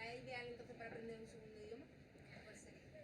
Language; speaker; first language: Spanish; native; Spanish